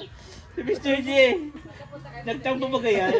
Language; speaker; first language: Filipino; native; Filipino